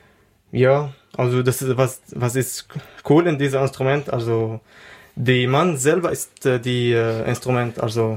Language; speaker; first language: German; non-native, learner; Arabic